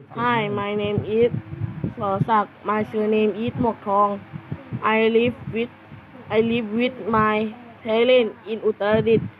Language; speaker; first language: English; non-native, learner; Thai